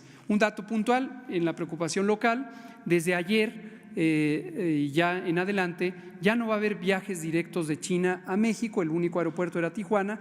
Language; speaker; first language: Spanish; native; Spanish